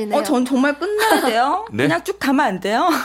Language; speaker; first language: Korean; native; Korean